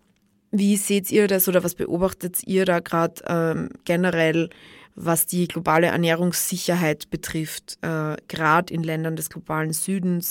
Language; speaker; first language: German; native; German